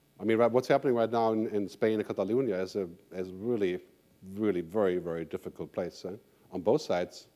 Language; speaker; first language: English; non-native, fluent; German